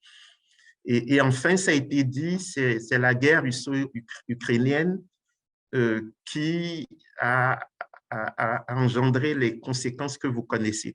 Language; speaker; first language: French; non-native, local second language; Ewe